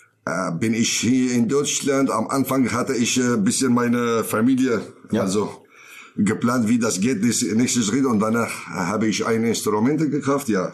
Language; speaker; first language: German; non-native, learner; Kurdish